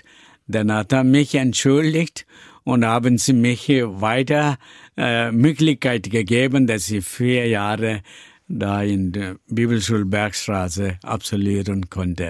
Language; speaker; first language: German; non-native, learner; Tamil